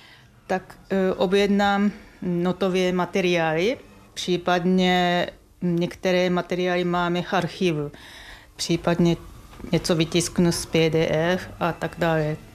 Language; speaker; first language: Czech; non-native, fluent; Japanese